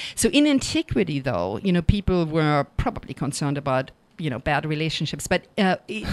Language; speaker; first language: English; non-native, fluent; German